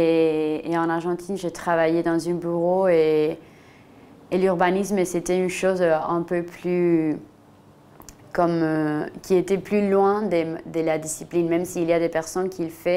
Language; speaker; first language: French; non-native, fluent; Spanish